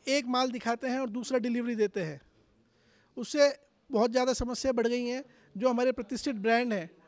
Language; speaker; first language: Hindi; native; Hindi